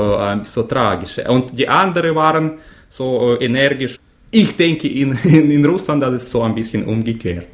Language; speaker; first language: German; non-native, fluent; Russian